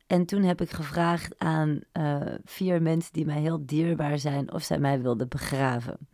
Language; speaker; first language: Dutch; native; Dutch